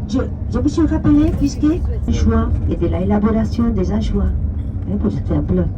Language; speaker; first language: French; non-native, learner; Spanish